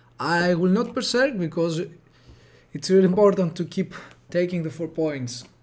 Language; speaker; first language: English; non-native, fluent; Greek